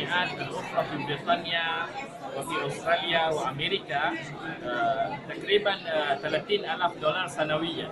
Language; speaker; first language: Arabic; non-native, fluent; Malay